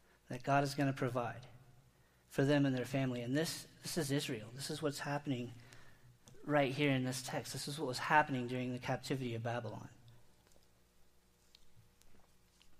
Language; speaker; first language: English; native; English